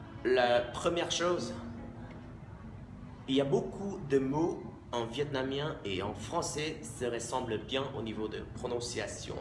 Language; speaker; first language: French; non-native, fluent; Vietnamese